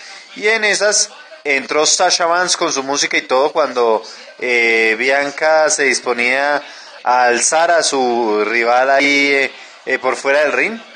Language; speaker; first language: Spanish; native; Spanish